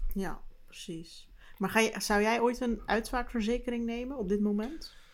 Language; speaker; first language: Dutch; early bilingual, other home language; Turkish